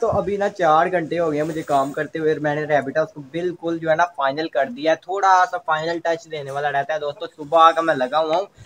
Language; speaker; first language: Urdu; native; Urdu